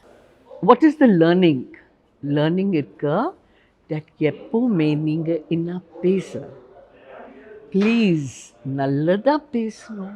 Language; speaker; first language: Tamil; non-native, learner; Hindi